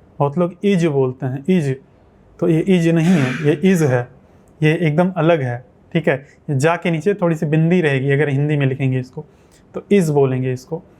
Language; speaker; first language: Hindi; native; Hindi